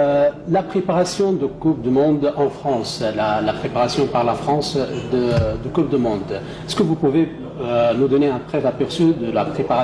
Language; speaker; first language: French; non-native, fluent; Arabic